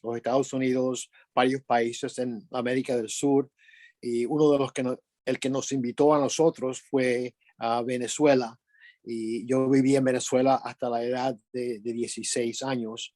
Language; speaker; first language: Spanish; early bilingual, other home language; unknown